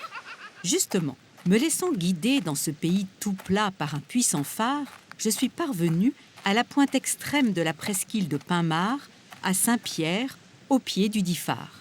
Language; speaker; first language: French; native; French